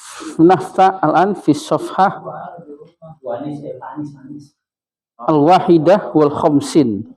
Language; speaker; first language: Arabic; non-native, fluent; Indonesian